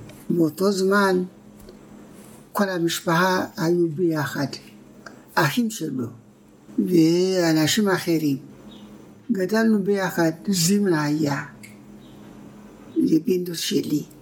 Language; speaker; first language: Hebrew; non-native, fluent; Amharic